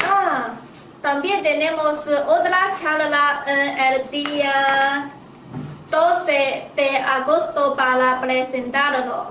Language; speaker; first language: Spanish; non-native, learner; Chinese